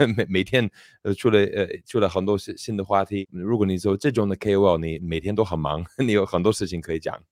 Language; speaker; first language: Chinese; non-native, fluent; English